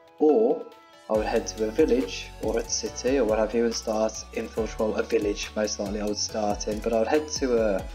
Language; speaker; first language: English; native; English